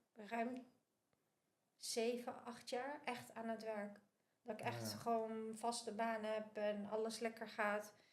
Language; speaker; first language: Dutch; early bilingual, other home language; Spanish